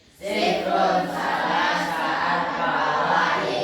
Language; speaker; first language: Arabic; non-native, learner; Indonesian